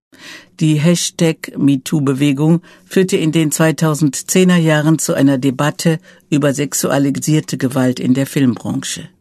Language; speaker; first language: German; native; German